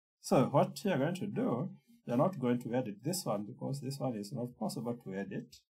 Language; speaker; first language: English; non-native, local second language; Kikuyu